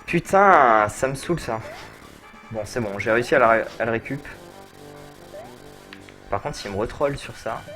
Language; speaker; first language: French; native; French